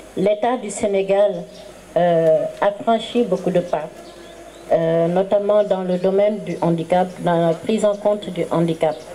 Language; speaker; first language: French; non-native, local second language; Wolof